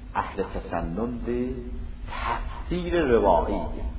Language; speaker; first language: Persian; non-native, local second language; Azerbaijani